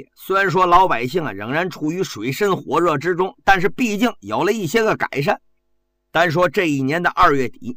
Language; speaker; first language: Chinese; native; Chinese